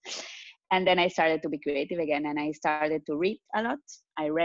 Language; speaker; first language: English; non-native, fluent; Spanish